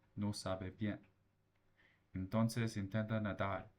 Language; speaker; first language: Spanish; non-native, learner; English